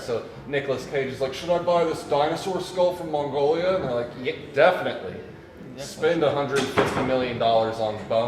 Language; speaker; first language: English; native; English